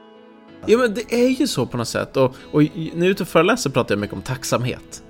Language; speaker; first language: Swedish; native; Swedish